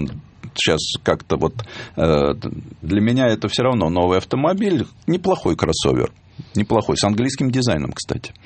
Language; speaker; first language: Russian; native; Russian